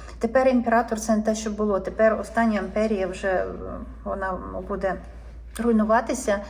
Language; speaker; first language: Ukrainian; native; Ukrainian